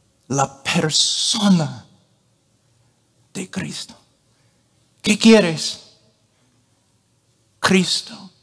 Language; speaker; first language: Spanish; non-native, fluent; English